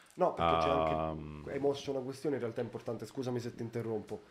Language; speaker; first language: Italian; native; Italian